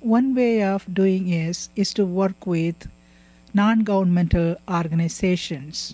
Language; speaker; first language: English; non-native, local second language; Tamil